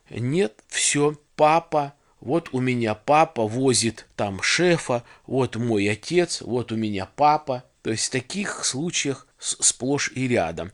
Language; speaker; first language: Russian; native; Russian